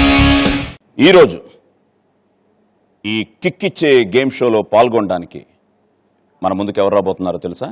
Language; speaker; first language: Telugu; native; Telugu